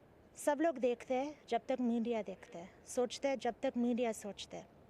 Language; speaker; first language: Hindi; early bilingual, heritage; English